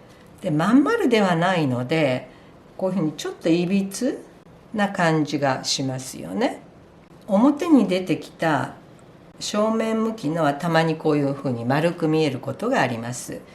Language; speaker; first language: Japanese; native; Japanese